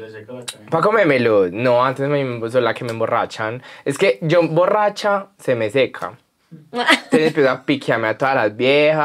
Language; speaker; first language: Spanish; native; Spanish